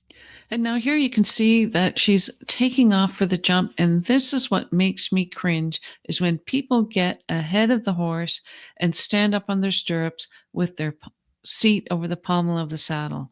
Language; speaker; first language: English; native; English